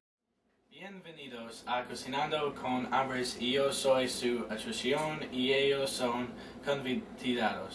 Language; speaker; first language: Spanish; non-native, learner; English